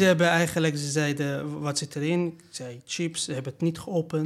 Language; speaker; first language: Dutch; non-native, learner; Persian